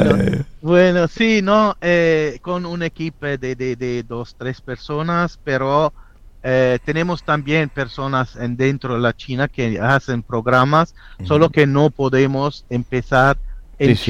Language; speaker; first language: Spanish; non-native, fluent; Italian